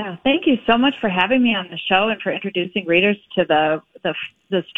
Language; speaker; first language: English; native; English